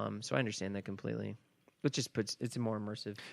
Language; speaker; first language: English; native; English